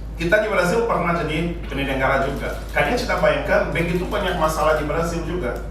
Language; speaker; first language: Indonesian; non-native, fluent; Portuguese